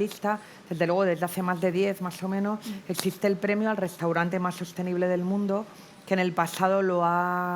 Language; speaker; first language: Spanish; native; Spanish